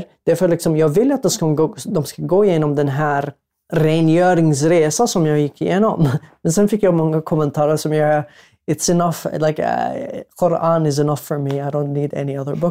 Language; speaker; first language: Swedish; non-native, fluent; Arabic